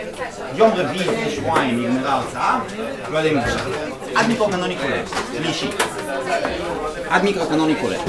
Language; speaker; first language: Hebrew; native; Hebrew